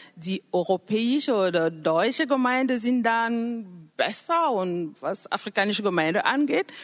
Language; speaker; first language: German; non-native, fluent; French